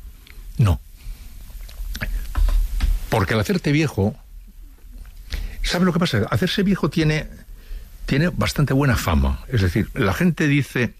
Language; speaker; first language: Spanish; native; Spanish